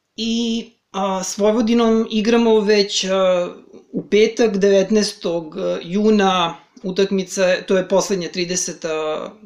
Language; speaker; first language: Serbian; native; Serbian